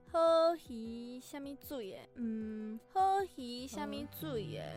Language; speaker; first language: Chinese; native; Chinese